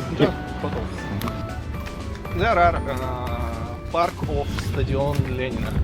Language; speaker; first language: English; non-native, learner; Russian